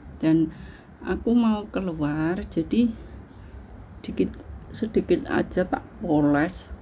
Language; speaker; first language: Indonesian; non-native, local second language; Javanese